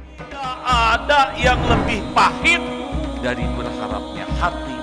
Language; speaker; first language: Indonesian; non-native, local second language; Sundanese